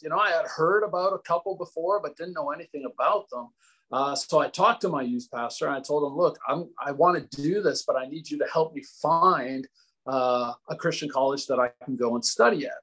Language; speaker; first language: English; native; English